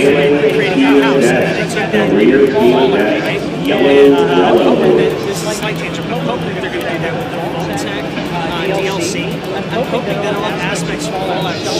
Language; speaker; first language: English; native; English